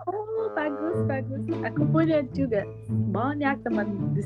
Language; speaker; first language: Indonesian; non-native, learner; Portuguese